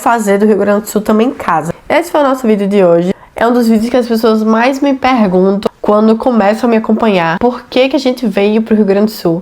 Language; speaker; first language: Portuguese; native; Portuguese